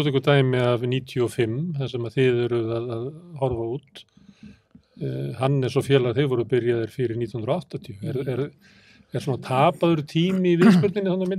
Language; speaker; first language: Icelandic; native; Icelandic